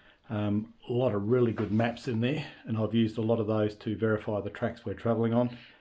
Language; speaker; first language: English; native; English